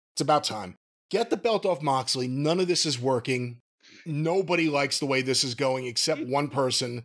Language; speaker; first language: English; native; English